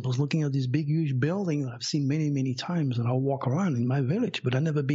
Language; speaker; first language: English; non-native, fluent; French